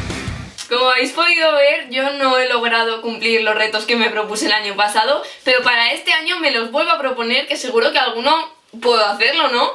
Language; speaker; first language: Spanish; native; Spanish